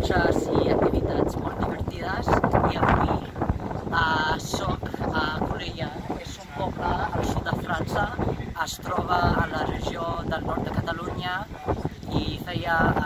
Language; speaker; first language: Catalan; non-native, learner; English